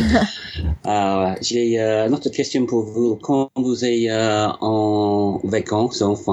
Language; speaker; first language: French; non-native, learner; English